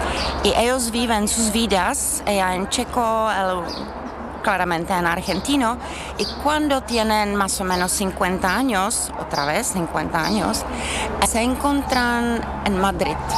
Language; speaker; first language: Spanish; non-native, fluent; Czech